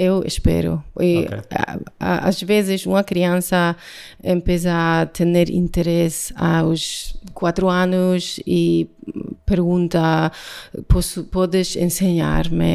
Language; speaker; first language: Portuguese; non-native, learner; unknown